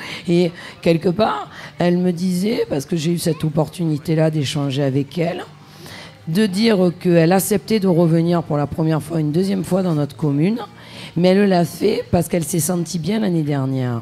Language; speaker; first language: French; native; French